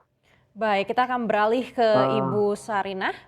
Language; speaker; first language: Indonesian; native; Indonesian